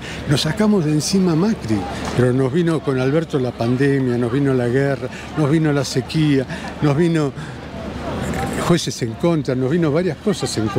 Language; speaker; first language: Spanish; native; Spanish